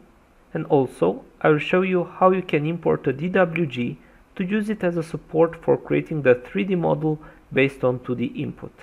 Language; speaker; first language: English; non-native, fluent; Romanian